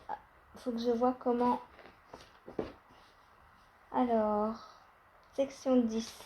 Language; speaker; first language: French; native; French